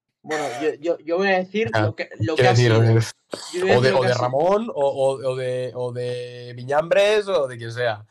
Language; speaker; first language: Spanish; native; Spanish